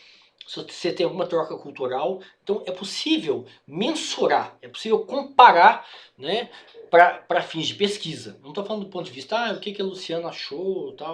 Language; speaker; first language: Portuguese; native; Portuguese